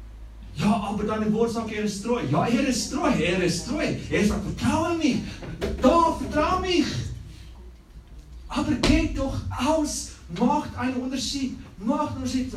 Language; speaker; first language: German; non-native, learner; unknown